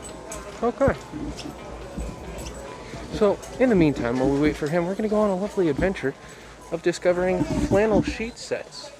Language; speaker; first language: English; native; English